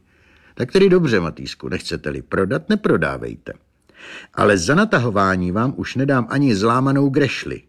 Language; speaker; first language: Czech; native; Czech